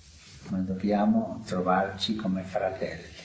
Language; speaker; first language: Italian; early bilingual, heritage; Italian